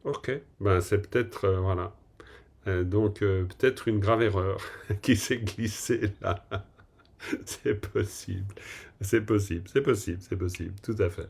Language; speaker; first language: French; native; French